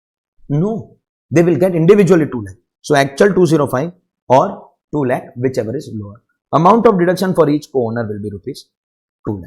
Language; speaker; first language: English; non-native, local second language; Hindi